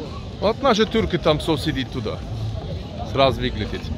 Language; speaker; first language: Russian; non-native, learner; Turkish